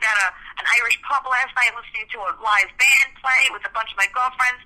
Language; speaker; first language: English; early bilingual, other home language; Spanish